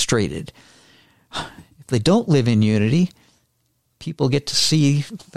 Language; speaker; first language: English; native; English